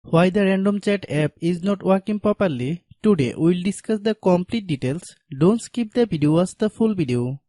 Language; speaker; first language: English; non-native, fluent; Bangla